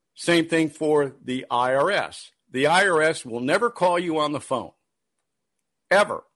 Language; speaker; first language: English; native; English